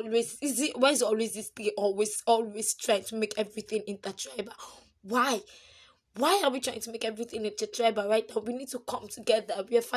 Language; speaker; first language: English; non-native, local second language; Yoruba